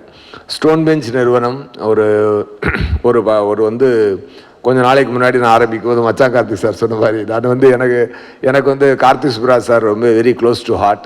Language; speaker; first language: Tamil; native; Tamil